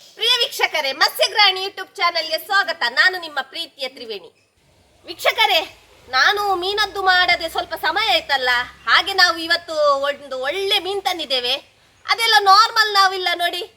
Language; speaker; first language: Kannada; non-native, local second language; Tulu